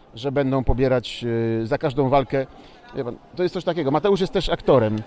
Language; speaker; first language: Polish; native; Polish